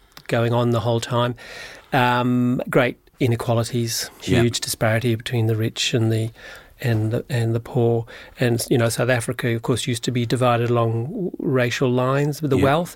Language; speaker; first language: English; native; English